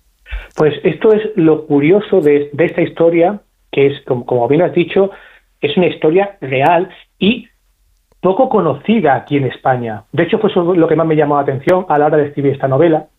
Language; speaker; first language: Spanish; native; Spanish